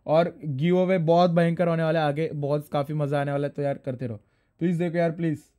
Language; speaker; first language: Hindi; non-native, local second language; Marathi